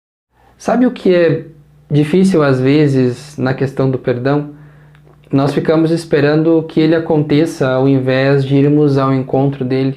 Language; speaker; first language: Portuguese; native; Portuguese